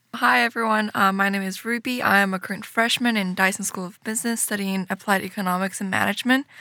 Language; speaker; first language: English; early bilingual, other home language; Chinese